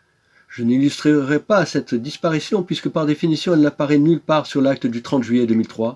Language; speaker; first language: French; native; French